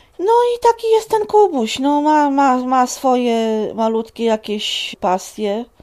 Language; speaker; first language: Polish; native; Polish